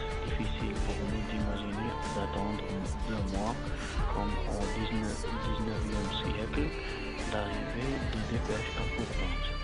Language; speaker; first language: French; non-native, learner; Arabic